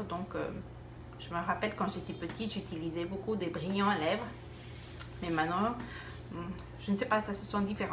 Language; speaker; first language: French; non-native, fluent; Spanish